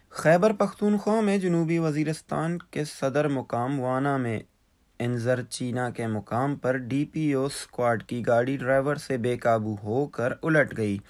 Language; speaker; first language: Urdu; non-native, local second language; Baluchi